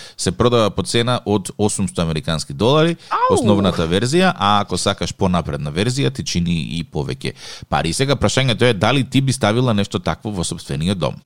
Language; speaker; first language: Macedonian; native; Macedonian